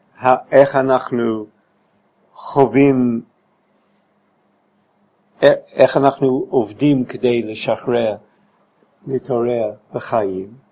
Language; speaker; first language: Hebrew; non-native, fluent; English